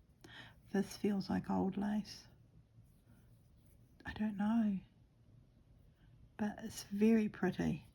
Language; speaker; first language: English; native; English